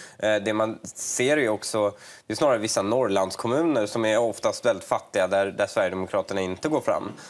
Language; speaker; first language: Swedish; early bilingual, other home language; Persian